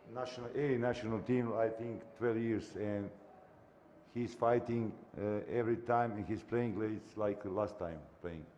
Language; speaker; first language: English; non-native, fluent; Bulgarian